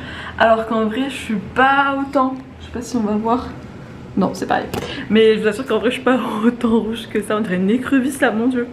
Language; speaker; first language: French; native; French